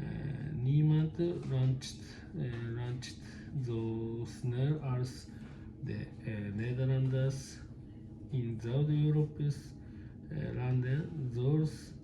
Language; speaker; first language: Dutch; non-native, learner; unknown